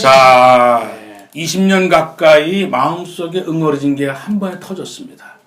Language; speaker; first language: Korean; native; Korean